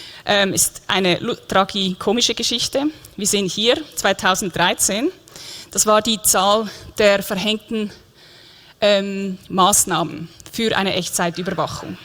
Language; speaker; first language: German; native; German